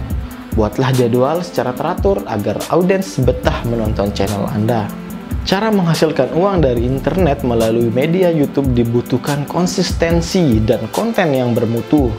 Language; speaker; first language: Indonesian; native; Indonesian